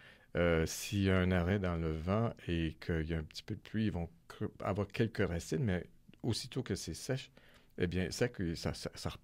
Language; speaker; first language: French; native; French